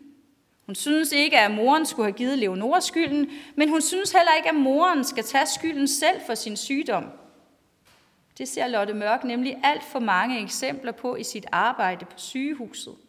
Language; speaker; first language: Danish; native; Danish